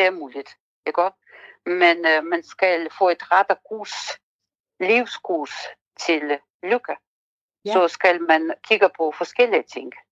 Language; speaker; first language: Danish; non-native, fluent; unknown